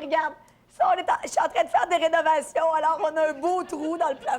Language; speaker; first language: French; native; French